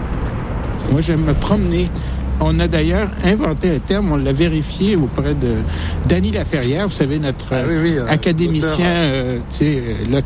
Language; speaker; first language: French; native; French